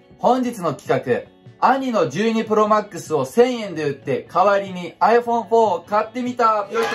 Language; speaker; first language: Japanese; non-native, fluent; Turkish